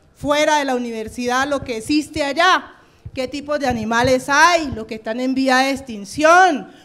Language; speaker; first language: Spanish; native; Spanish